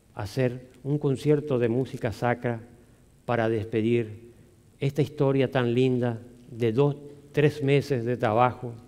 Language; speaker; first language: Spanish; native; Spanish